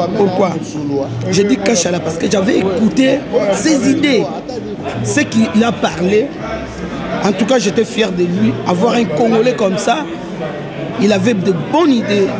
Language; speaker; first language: French; non-native, local second language; Lingala